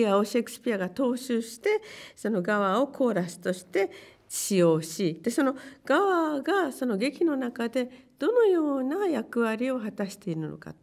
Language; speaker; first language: Japanese; native; Japanese